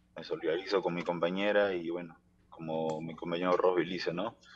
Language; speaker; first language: Spanish; native; Spanish